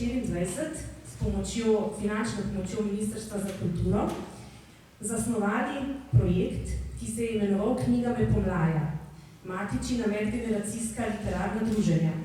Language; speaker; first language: Slovenian; native; Slovenian